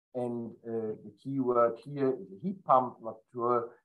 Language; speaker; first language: English; non-native, fluent; German